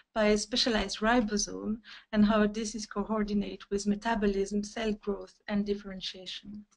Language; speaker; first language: English; non-native, fluent; French